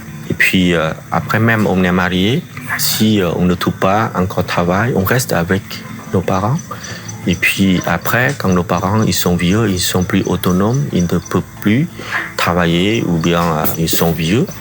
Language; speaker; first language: French; non-native, fluent; Vietnamese